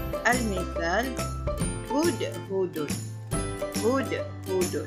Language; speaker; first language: Arabic; non-native, fluent; Malay